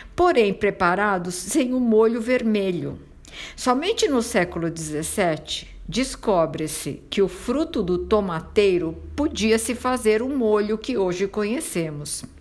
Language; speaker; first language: Portuguese; non-native, fluent; Italian